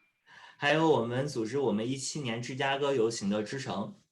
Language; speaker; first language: Chinese; native; Chinese